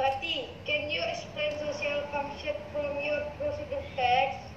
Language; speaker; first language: English; non-native, learner; Indonesian